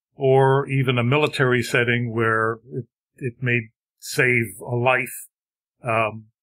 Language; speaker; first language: English; native; English